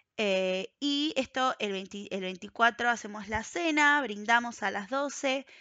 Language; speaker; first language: Spanish; native; Spanish